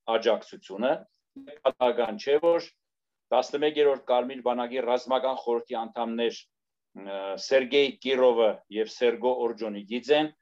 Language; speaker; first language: Armenian; native; Armenian